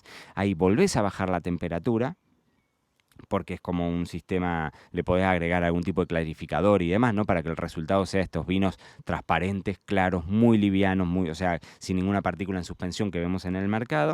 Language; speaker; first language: Spanish; native; Spanish